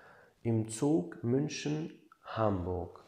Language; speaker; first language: German; non-native, learner; Tajik